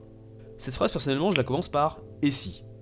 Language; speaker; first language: French; native; French